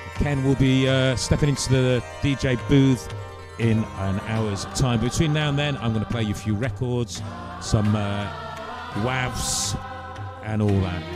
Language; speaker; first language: English; native; English